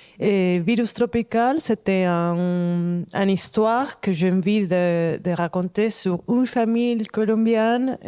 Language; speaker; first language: French; non-native, fluent; Spanish